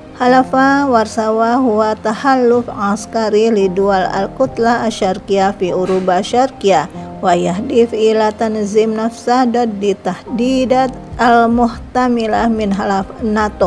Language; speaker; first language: Arabic; non-native, fluent; Indonesian